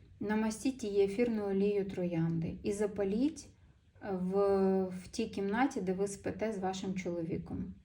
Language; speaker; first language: Ukrainian; non-native, local second language; Russian